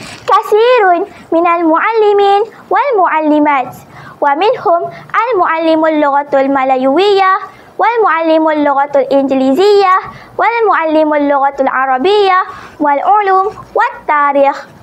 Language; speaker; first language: Arabic; non-native, learner; Malay